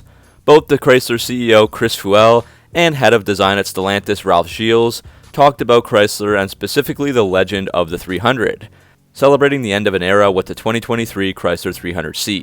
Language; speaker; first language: English; native; English